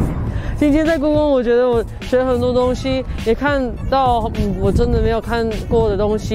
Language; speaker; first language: Chinese; non-native, fluent; English